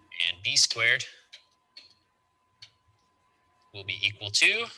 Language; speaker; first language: English; native; English